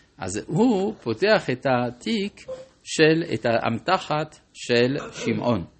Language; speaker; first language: Hebrew; non-native, fluent; French